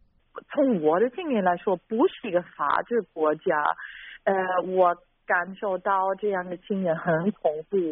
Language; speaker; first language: Chinese; non-native, fluent; German